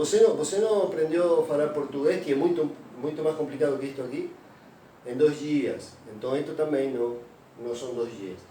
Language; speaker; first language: Portuguese; non-native, fluent; Spanish